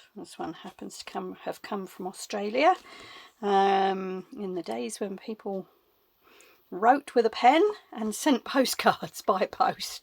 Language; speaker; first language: English; native; English